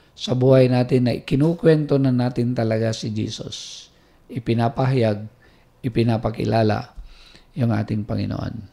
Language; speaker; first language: Filipino; native; Filipino